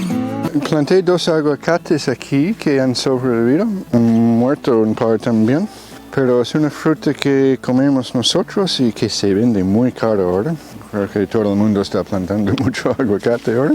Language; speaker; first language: Spanish; non-native, fluent; English